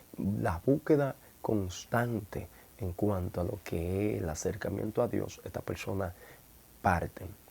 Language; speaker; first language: Spanish; native; Spanish